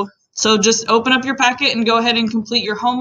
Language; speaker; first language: English; native; English